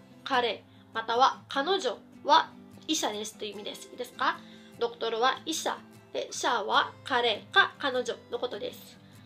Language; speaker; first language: Japanese; non-native, fluent; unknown